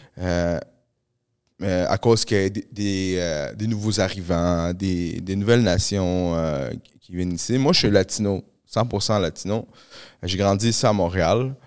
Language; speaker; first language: French; early bilingual, other home language; Spanish